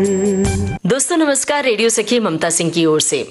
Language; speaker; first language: Hindi; native; Hindi